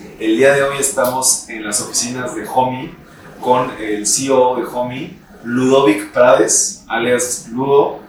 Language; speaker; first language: Spanish; native; Spanish